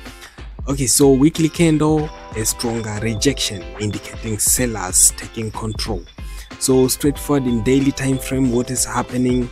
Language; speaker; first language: English; non-native, local second language; Swahili